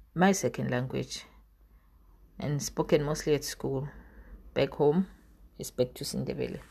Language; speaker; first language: English; non-native, local second language; North Ndebele